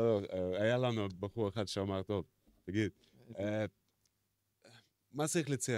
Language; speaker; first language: Hebrew; non-native, fluent; Russian